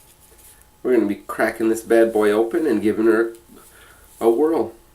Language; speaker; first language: English; native; English